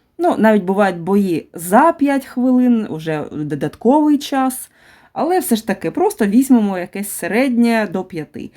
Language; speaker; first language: Ukrainian; native; Ukrainian